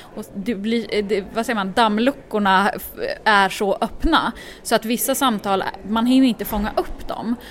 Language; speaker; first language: Swedish; native; Swedish